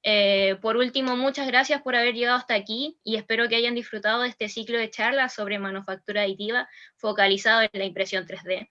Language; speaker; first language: Spanish; native; Spanish